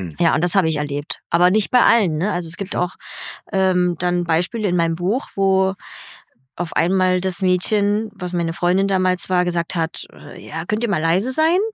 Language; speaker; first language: German; early bilingual, other home language; Vietnamese